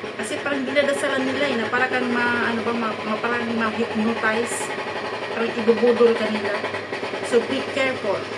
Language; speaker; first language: Filipino; non-native, local second language; Cebuano